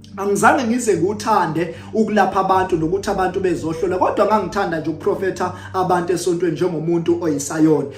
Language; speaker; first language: Zulu; native; Zulu